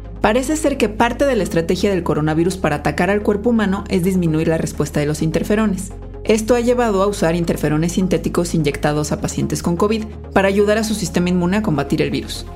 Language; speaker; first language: Spanish; native; Spanish